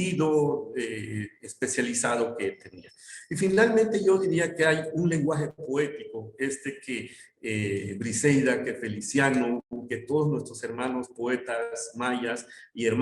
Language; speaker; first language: Spanish; non-native, local second language; Yucateco